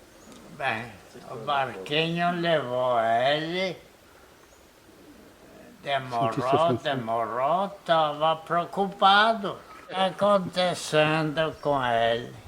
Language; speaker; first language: Portuguese; non-native, fluent; Polish